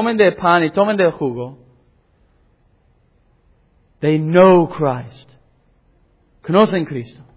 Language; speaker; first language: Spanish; non-native, learner; English